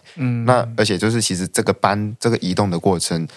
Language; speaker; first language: Chinese; non-native, local second language; Cantonese